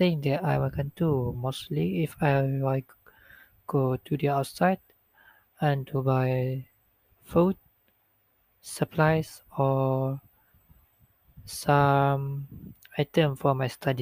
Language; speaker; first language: English; non-native, local second language; Malay